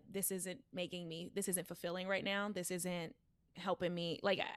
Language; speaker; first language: English; native; English